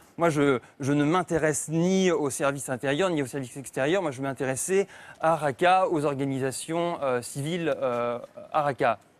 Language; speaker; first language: French; native; French